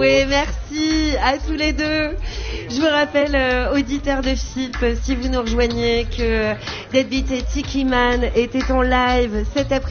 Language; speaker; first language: French; native; French